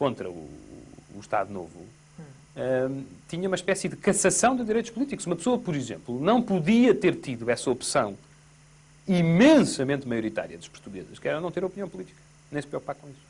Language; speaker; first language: Portuguese; native; Portuguese